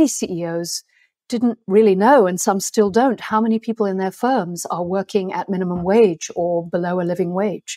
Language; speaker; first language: English; native; English